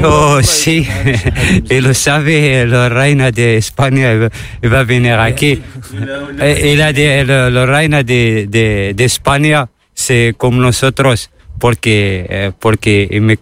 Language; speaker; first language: Spanish; non-native, learner; Arabic